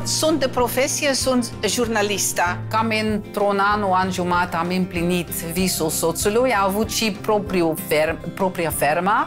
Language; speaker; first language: Romanian; non-native, fluent; Dutch